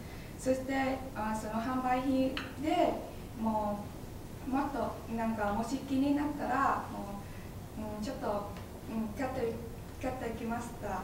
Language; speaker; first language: Japanese; non-native, learner; Vietnamese